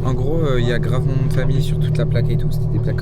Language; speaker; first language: French; native; French